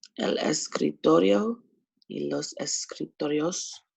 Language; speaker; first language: Spanish; non-native, learner; English